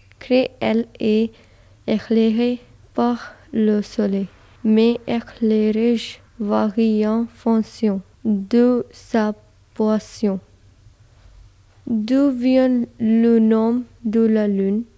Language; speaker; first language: French; non-native, learner; Urdu